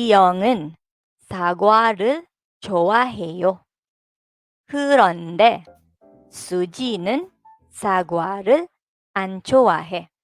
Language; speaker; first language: Korean; non-native, fluent; Filipino